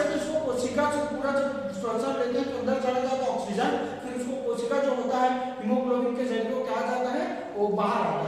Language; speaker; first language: Hindi; non-native, local second language; Chhattisgarhi